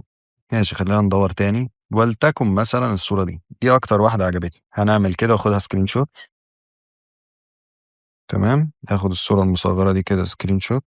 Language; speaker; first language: Arabic; native; Arabic